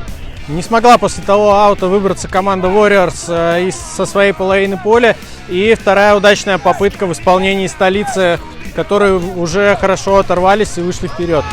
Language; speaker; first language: Russian; native; Russian